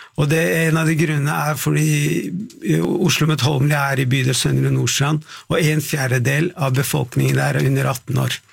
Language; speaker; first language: Norwegian; early bilingual, other home language; Tamil